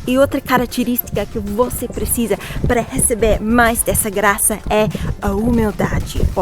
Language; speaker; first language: Portuguese; non-native, fluent; English